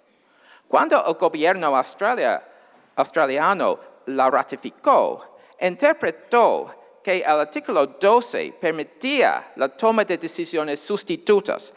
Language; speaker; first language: Spanish; non-native, fluent; English